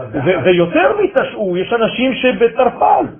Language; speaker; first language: Hebrew; non-native, fluent; French